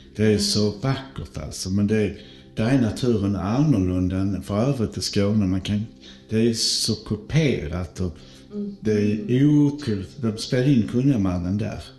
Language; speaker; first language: Swedish; native; Swedish